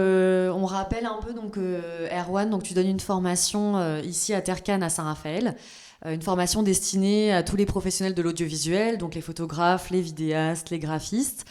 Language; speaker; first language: French; native; French